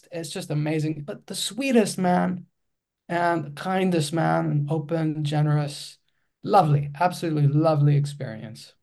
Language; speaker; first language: English; non-native, fluent; Greek